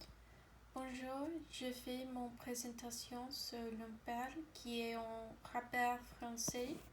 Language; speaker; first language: French; non-native, learner; English